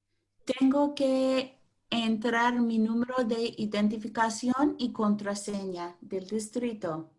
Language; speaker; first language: Spanish; non-native, fluent; English